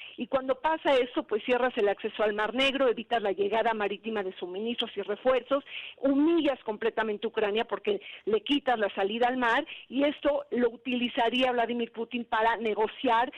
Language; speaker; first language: Spanish; native; Spanish